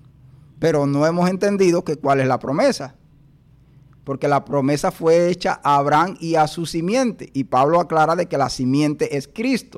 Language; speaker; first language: Spanish; native; Spanish